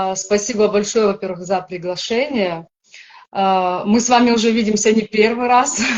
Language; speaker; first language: Russian; native; Russian